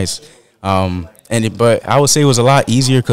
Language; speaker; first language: English; native; English